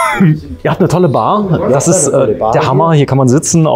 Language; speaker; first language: German; native; German